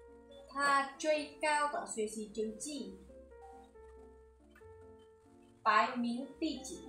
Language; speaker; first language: Chinese; non-native, fluent; Vietnamese